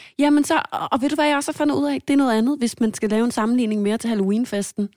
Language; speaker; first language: Danish; native; Danish